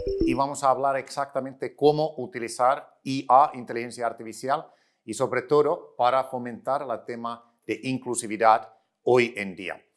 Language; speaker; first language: Spanish; non-native, fluent; Finnish